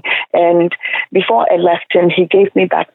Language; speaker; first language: English; non-native, local second language; Igbo